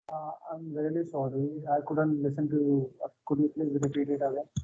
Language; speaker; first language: English; non-native, local second language; Hindi